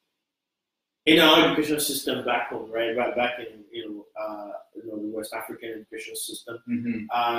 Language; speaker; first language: English; non-native, local second language; Igbo